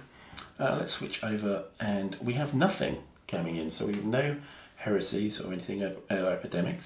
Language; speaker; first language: English; native; English